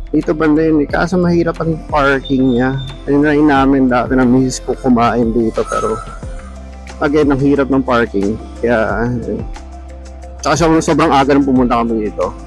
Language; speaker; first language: Filipino; native; Filipino